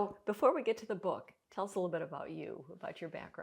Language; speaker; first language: English; native; English